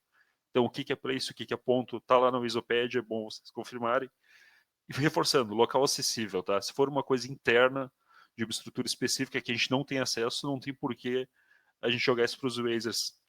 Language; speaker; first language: Portuguese; native; Portuguese